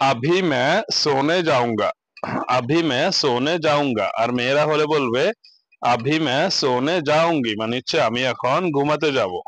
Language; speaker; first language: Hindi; non-native, fluent; Bangla